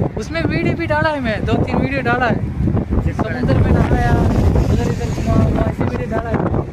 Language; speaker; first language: Hindi; non-native, local second language; Tamil